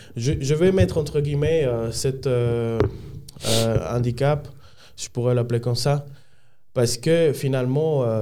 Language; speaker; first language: French; non-native, fluent; Spanish